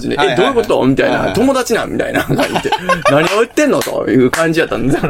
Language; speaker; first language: Japanese; native; Japanese